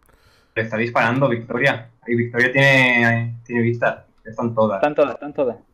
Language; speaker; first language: Spanish; native; Spanish